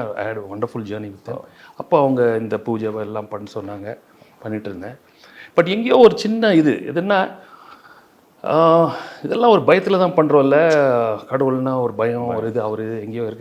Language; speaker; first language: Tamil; non-native, local second language; Telugu